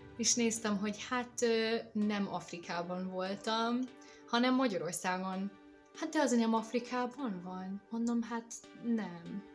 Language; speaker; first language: Hungarian; non-native, fluent; English